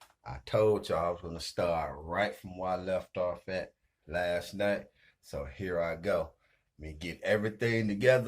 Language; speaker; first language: English; native; English